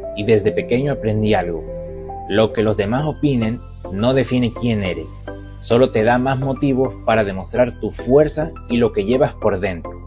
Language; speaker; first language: Spanish; native; Spanish